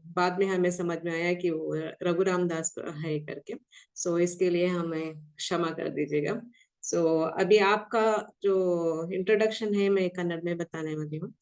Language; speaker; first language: Hindi; non-native, local second language; Kannada